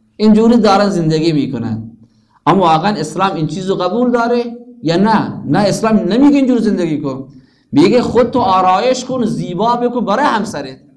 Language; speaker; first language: Persian; native; Persian